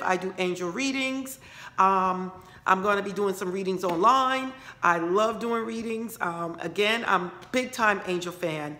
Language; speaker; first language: English; native; English